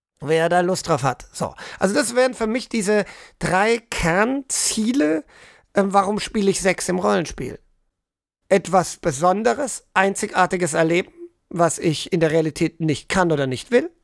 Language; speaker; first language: German; native; German